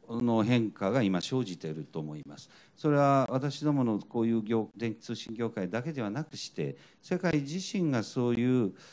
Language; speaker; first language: Japanese; native; Japanese